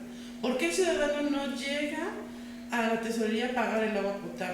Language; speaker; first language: Spanish; native; Spanish